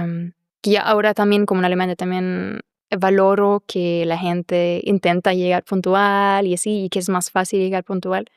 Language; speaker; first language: Spanish; non-native, fluent; German